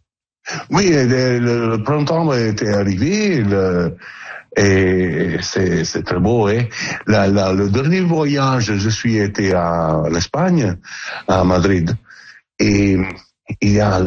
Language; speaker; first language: French; non-native, learner; Italian